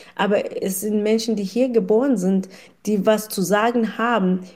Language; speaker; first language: German; non-native, fluent; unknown